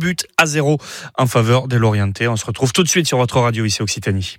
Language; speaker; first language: French; native; French